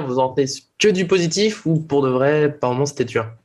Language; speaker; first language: French; native; French